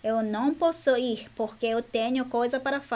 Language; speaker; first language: Portuguese; non-native, fluent; Japanese